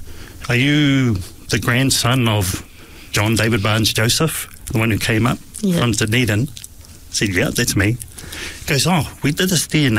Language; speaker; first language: English; native; English